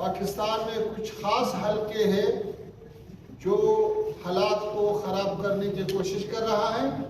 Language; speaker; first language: Hindi; non-native, fluent; Pashto